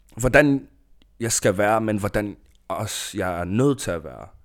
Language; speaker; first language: Danish; non-native, local second language; Kalaallisut